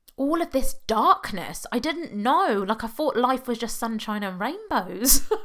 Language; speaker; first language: English; native; English